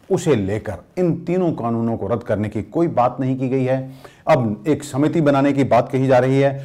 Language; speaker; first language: Hindi; non-native, local second language; Punjabi